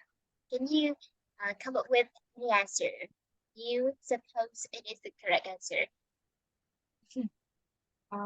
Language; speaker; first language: English; non-native, fluent; Vietnamese